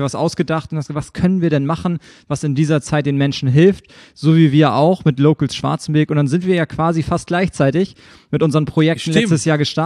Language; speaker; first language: German; native; German